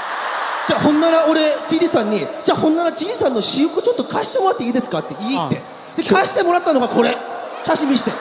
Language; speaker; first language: Japanese; native; Japanese